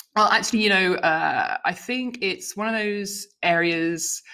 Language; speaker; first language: English; native; English